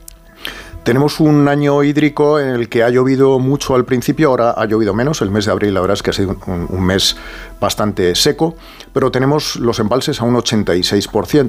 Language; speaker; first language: Spanish; native; Spanish